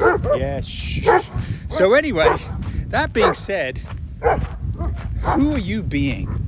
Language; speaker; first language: English; native; English